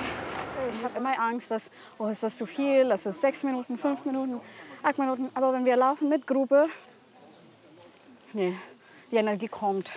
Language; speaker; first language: German; non-native, learner; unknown